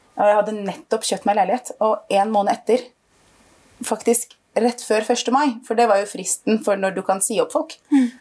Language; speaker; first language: Norwegian; early bilingual, other home language; Arabic